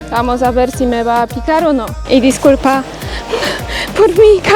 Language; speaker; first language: Spanish; non-native, learner; Polish